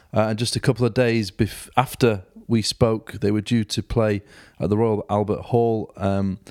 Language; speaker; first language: English; native; English